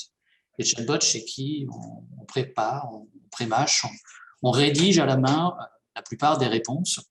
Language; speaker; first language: French; native; French